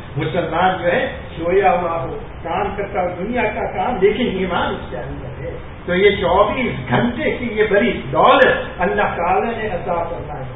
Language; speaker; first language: Urdu; non-native, fluent; Gujarati